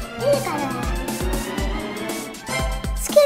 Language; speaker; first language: Japanese; native; Japanese